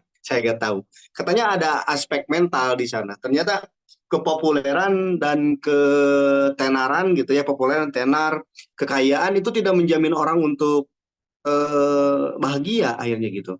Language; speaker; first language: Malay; non-native, local second language; Sundanese